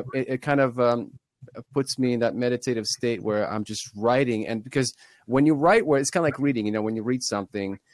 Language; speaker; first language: English; early bilingual, other home language; Russian